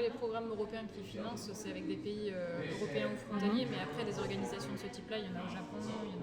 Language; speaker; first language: French; native; French